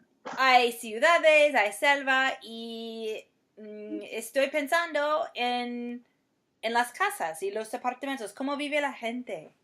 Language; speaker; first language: Spanish; non-native, fluent; English